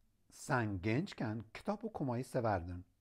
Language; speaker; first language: Turkish; non-native, learner; Central Kurdish